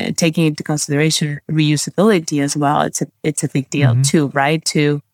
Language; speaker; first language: English; non-native, fluent; Spanish